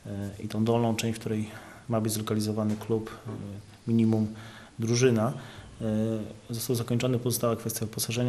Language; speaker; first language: Polish; native; Polish